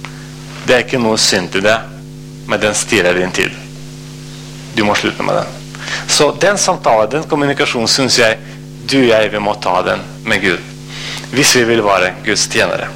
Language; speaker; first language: Norwegian; non-native, fluent; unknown